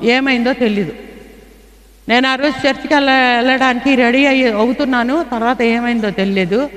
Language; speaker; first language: Telugu; non-native, fluent; Bangla